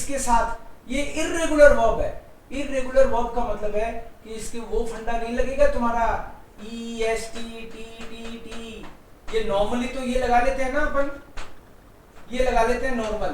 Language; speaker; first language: Hindi; native; Hindi